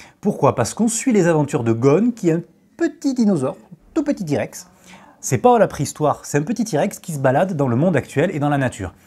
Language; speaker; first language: French; native; French